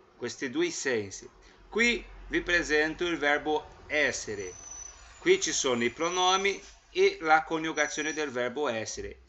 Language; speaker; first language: Italian; non-native, fluent; Portuguese